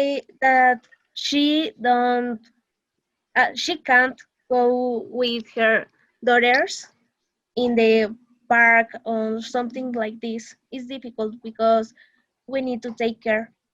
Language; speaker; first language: English; non-native, learner; Spanish